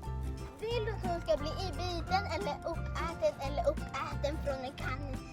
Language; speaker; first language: Swedish; early bilingual, other home language; Urdu